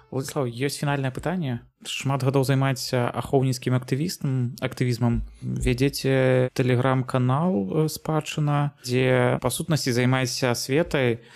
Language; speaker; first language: Belarusian; non-native, local second language; Russian